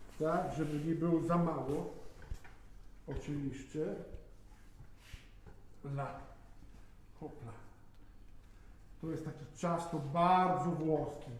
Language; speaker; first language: Polish; non-native, fluent; Italian